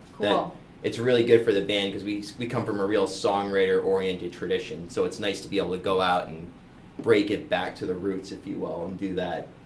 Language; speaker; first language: English; native; English